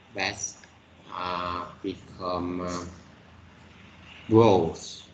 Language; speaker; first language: English; non-native, learner; Vietnamese